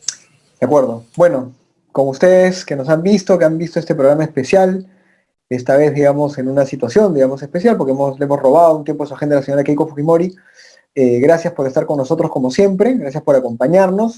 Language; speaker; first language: Spanish; native; Spanish